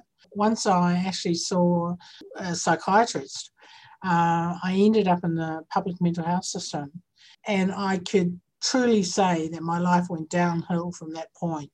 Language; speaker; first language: English; native; English